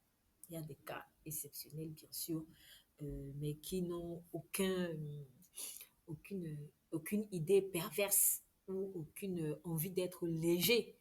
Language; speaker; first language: French; native; French